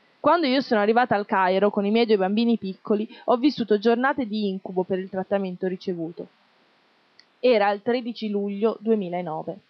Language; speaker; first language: Italian; non-native, fluent; Arabic